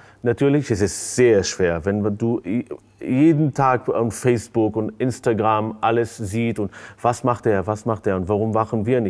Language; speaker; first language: German; non-native, fluent; Hebrew